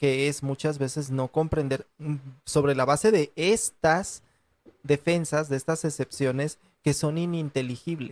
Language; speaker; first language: Spanish; native; Spanish